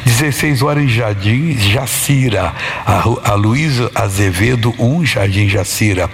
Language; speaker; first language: Portuguese; native; Portuguese